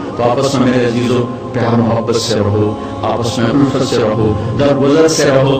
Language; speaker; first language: Urdu; non-native, local second language; Punjabi